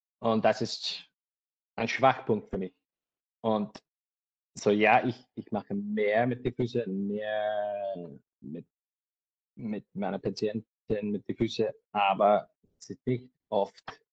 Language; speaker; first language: German; non-native, learner; English